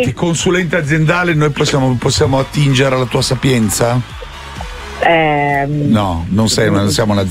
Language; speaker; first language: Italian; native; Italian